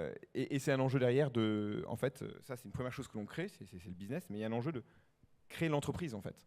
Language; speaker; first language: French; native; French